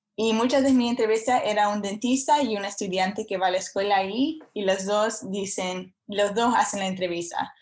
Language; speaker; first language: Spanish; early bilingual, heritage; Spanish